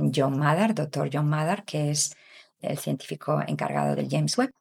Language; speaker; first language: Spanish; native; Spanish